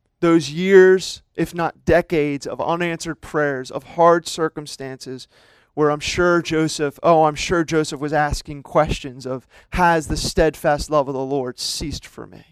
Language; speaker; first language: English; native; English